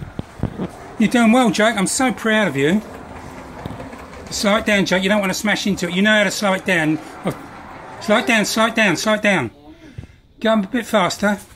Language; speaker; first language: English; native; English